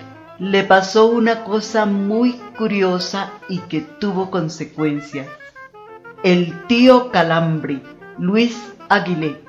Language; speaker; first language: Spanish; native; Spanish